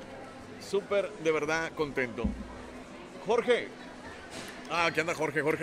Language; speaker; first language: Spanish; native; Spanish